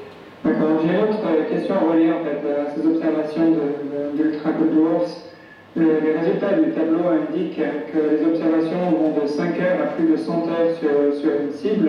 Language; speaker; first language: French; native; French